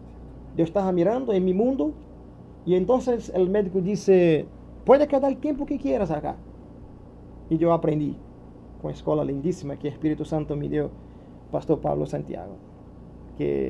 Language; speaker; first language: Spanish; non-native, learner; Portuguese